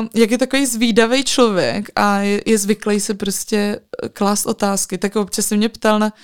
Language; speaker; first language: Czech; native; Czech